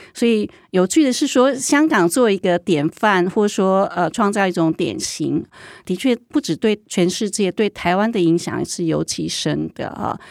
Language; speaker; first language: Chinese; native; Chinese